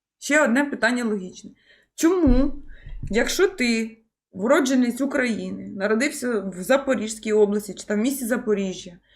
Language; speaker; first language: Ukrainian; native; Ukrainian